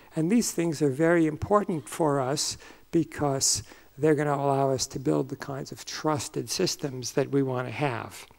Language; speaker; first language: English; native; English